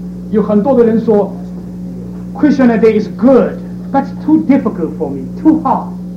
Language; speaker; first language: English; non-native, fluent; Chinese